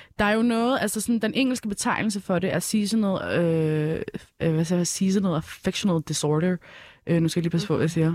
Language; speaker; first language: Danish; early bilingual, other home language; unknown